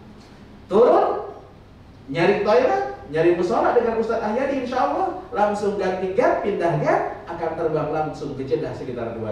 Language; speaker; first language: Indonesian; native; Indonesian